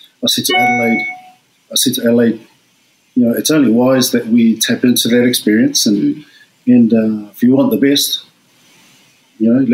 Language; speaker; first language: English; native; English